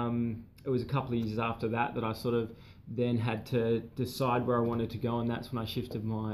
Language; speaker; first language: English; native; English